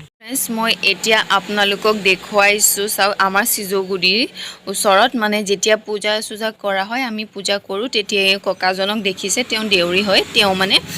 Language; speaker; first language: Assamese; non-native, local second language; Bodo